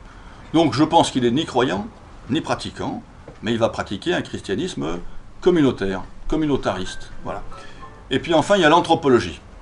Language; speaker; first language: French; native; French